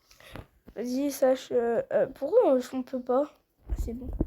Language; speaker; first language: French; native; French